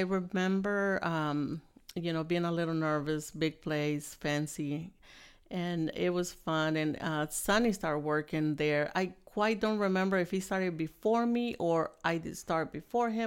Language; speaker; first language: English; non-native, fluent; Spanish